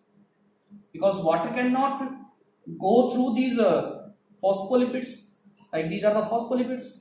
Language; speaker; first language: English; non-native, local second language; Hindi